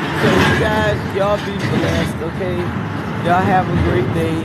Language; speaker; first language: English; native; English